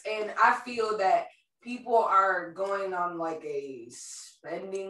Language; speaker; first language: English; native; English